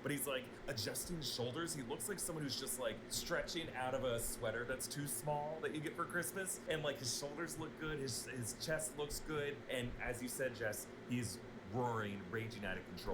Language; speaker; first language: English; native; English